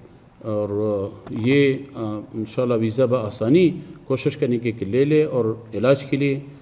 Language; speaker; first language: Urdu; non-native, fluent; Persian